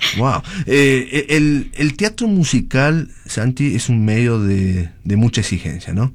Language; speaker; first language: Spanish; native; Spanish